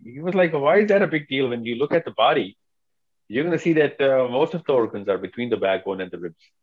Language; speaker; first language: English; non-native, local second language; Urdu